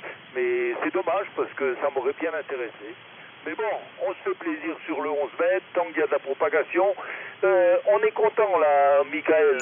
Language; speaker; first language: French; native; French